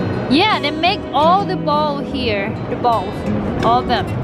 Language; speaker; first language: English; non-native, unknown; Thai